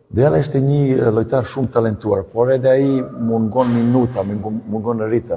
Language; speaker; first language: Albanian; non-native, learner; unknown